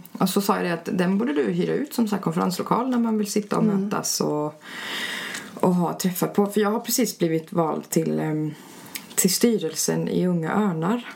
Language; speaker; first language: Swedish; early bilingual, other home language; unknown